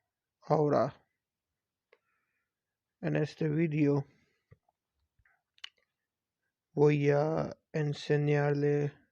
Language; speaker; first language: Spanish; non-native, learner; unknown